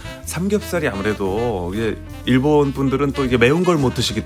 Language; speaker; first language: Korean; native; Korean